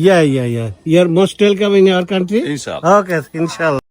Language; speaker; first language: English; non-native, learner; Bangla